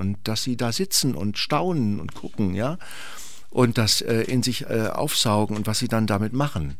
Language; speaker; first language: German; native; German